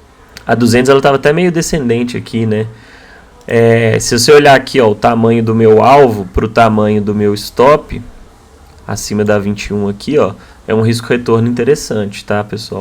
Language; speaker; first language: Portuguese; native; Portuguese